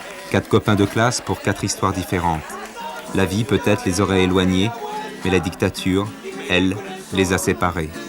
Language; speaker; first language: French; native; French